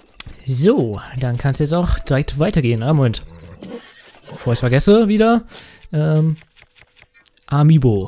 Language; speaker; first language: German; native; German